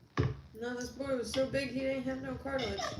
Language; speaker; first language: English; native; English